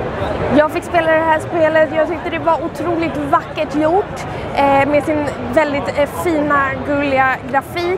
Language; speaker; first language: Swedish; native; Swedish